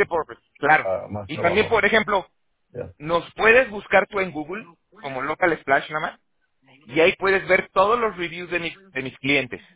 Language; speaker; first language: Spanish; native; Spanish